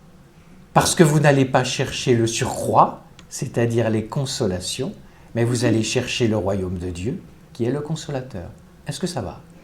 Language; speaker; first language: French; native; French